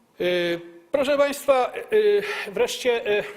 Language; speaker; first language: Polish; native; Polish